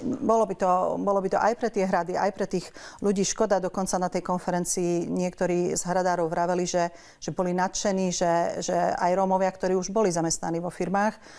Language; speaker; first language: Slovak; native; Slovak